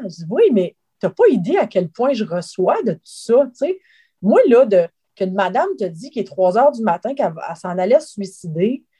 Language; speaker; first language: French; native; French